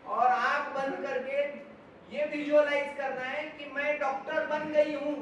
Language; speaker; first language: Hindi; non-native, local second language; Marathi